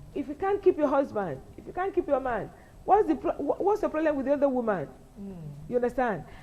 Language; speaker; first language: English; non-native, local second language; Yoruba